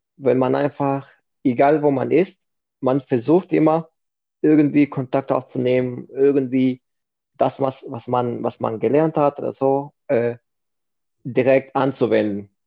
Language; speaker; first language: German; non-native, fluent; Spanish